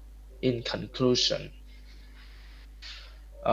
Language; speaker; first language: English; non-native, learner; Vietnamese